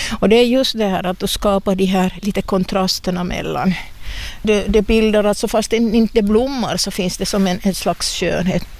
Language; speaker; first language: Swedish; native; Swedish